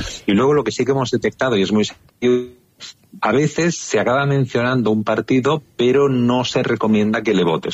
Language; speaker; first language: Spanish; native; Spanish